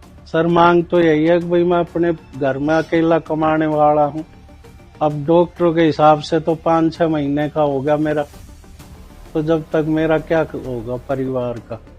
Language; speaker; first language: Hindi; native; Hindi